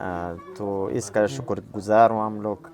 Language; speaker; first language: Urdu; non-native, local second language; Pashto